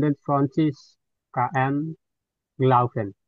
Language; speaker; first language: German; non-native, learner; Bangla